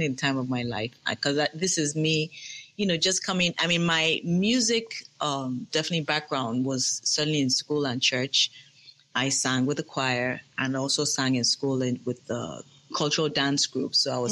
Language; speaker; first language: English; non-native, local second language; Yoruba